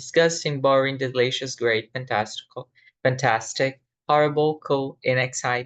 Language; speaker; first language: English; non-native, fluent; Portuguese